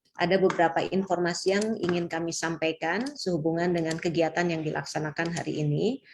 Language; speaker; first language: Indonesian; native; Indonesian